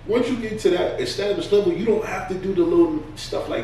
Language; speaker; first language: English; native; English